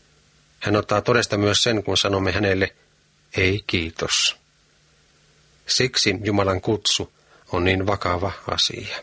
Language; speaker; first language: Finnish; native; Finnish